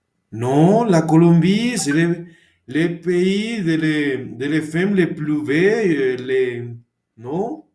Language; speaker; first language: French; non-native, learner; Spanish